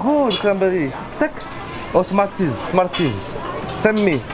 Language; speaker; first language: English; non-native, learner; French